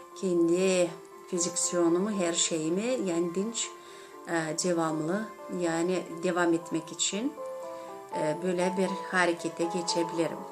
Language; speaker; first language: Turkish; non-native, learner; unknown